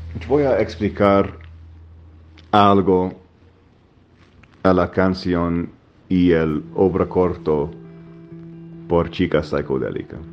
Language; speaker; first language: Spanish; non-native, learner; English